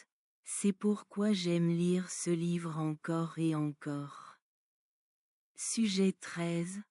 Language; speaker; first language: French; non-native, learner; Bangla